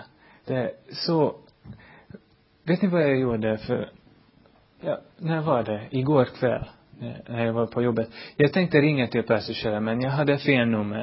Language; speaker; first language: Swedish; non-native, fluent; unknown